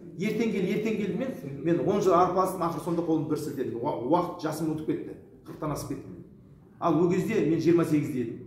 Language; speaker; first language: Kazakh; early bilingual, heritage; Kazakh